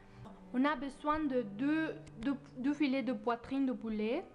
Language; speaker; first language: French; non-native, learner; Spanish